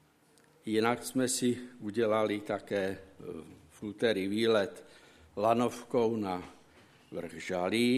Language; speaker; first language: Czech; native; Czech